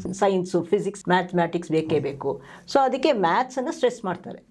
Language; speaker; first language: Kannada; native; Kannada